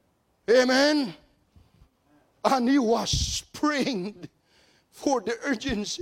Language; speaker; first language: English; non-native, local second language; Cebuano